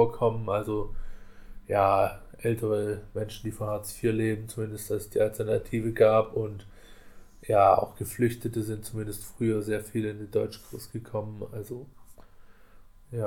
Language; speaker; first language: German; native; German